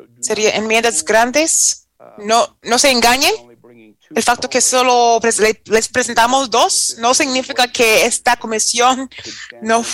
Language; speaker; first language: Spanish; non-native, fluent; English